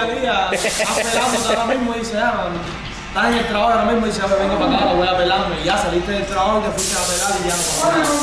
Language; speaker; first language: Spanish; native; Spanish